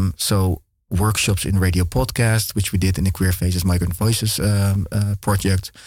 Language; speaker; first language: English; non-native, fluent; Dutch